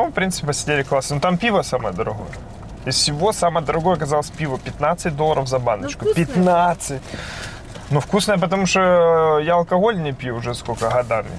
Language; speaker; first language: Russian; native; Russian